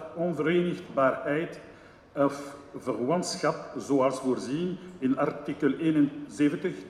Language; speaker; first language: Dutch; non-native, local second language; French